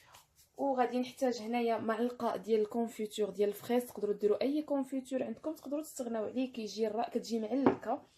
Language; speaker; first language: Arabic; native; Arabic